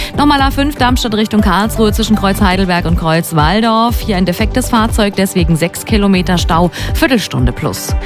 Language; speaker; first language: German; native; German